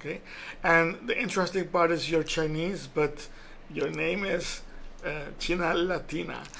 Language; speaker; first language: English; non-native, local second language; Papiamento